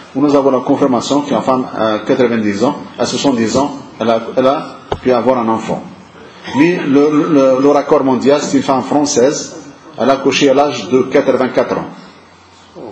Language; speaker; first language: French; non-native, local second language; Arabic